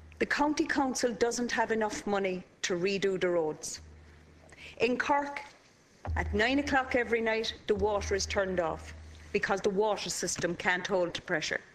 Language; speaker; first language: English; native; English